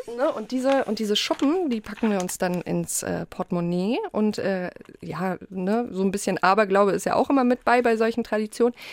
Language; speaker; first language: German; early bilingual, other home language; Polish